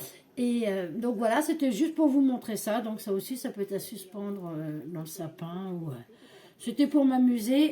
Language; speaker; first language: French; native; French